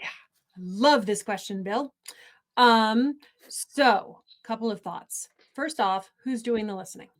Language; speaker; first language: English; native; English